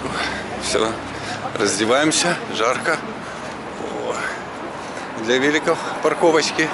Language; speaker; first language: Russian; native; Russian